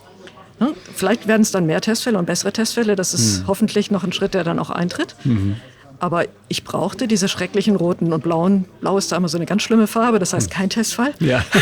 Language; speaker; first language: German; native; German